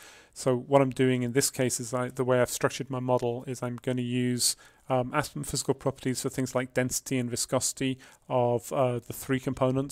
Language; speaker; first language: English; native; English